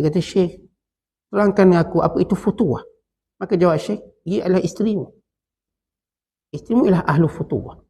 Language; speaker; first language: Malay; native; Malay